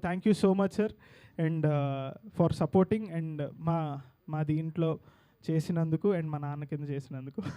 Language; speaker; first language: Telugu; native; Telugu